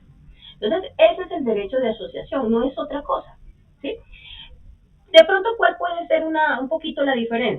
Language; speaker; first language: Spanish; native; Spanish